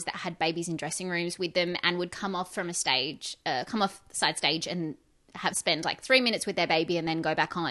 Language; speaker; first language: English; native; English